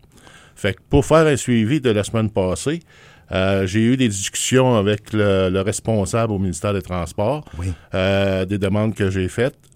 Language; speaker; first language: French; native; French